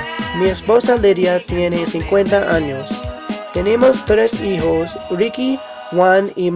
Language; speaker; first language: Spanish; non-native, learner; English